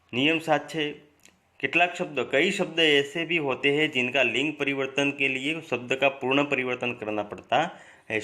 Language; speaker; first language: Hindi; non-native, local second language; Gujarati